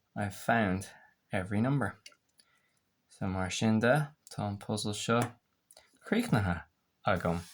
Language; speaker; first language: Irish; native; Irish